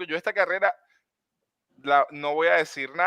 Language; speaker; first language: Spanish; native; Spanish